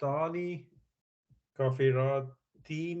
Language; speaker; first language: Arabic; non-native, learner; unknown